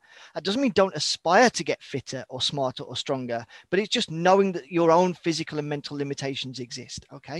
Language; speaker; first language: English; native; English